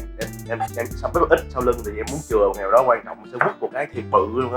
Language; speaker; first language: Vietnamese; native; Vietnamese